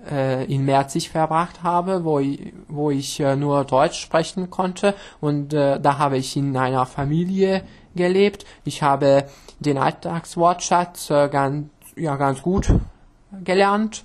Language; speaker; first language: German; non-native, local second language; Hungarian